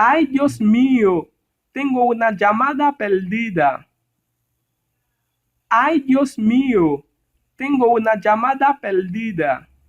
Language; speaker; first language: Spanish; non-native, learner; Haitian Creole